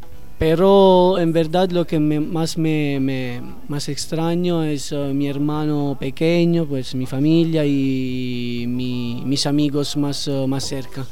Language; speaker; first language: Spanish; non-native, learner; Italian